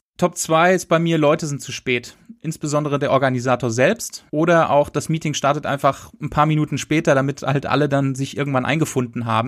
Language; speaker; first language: German; native; German